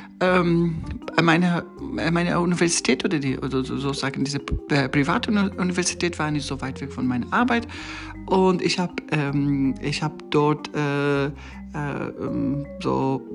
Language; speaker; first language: German; non-native, learner; Persian